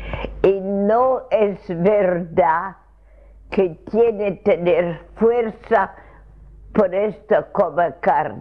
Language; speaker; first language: Spanish; non-native, fluent; Russian